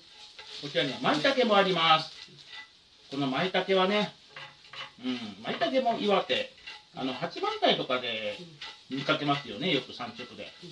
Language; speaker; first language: Japanese; native; Japanese